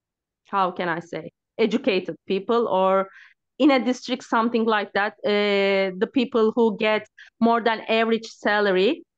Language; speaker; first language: English; non-native, learner; Turkish